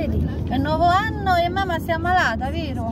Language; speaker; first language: Italian; non-native, learner; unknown